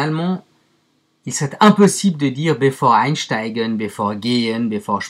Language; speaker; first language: German; non-native, fluent; French